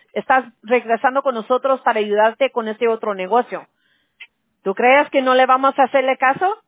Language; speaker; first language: Spanish; early bilingual, heritage; Spanish